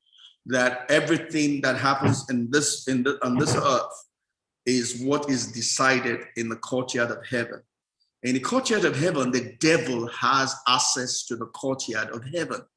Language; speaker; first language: English; non-native, local second language; Yoruba